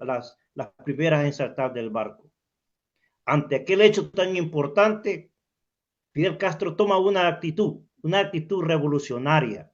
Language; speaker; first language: Spanish; native; Spanish